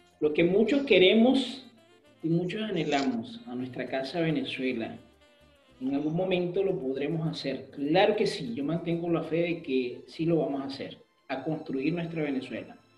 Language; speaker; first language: Spanish; native; Spanish